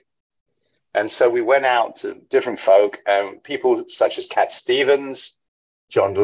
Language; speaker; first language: English; native; English